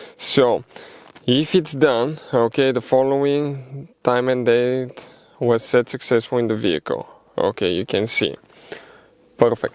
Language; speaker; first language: English; non-native, fluent; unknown